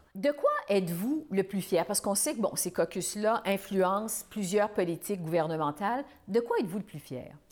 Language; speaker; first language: French; native; French